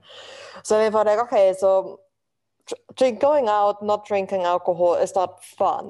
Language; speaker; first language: English; non-native, fluent; German